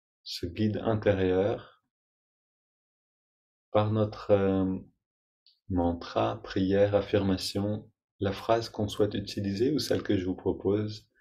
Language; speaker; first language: French; native; French